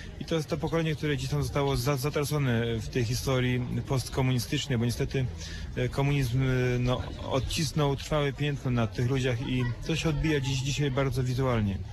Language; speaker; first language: Polish; native; Polish